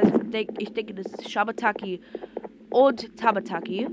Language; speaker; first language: German; non-native, learner; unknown